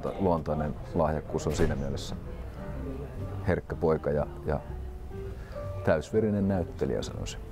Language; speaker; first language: Finnish; native; Finnish